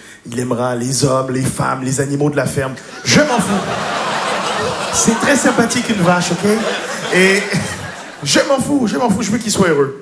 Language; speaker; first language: French; native; French